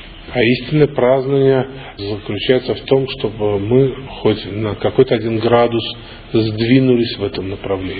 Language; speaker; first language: Russian; native; Russian